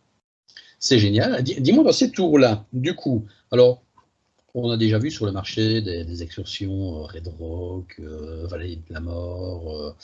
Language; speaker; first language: French; native; French